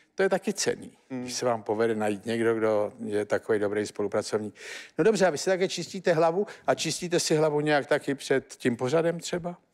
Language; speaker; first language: Czech; native; Czech